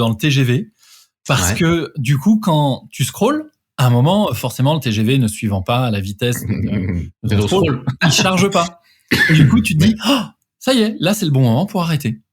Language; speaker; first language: French; native; French